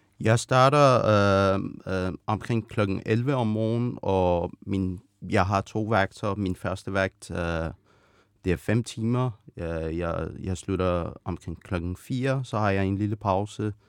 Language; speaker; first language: Danish; non-native, fluent; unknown